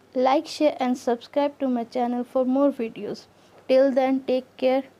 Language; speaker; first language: English; non-native, local second language; Punjabi